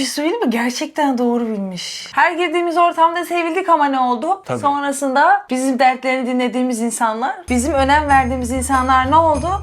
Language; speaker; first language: Turkish; native; Turkish